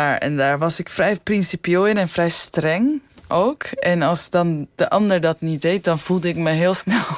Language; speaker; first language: Dutch; early bilingual, other home language; Persian